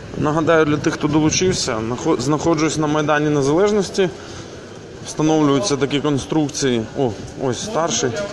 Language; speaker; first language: Ukrainian; native; Ukrainian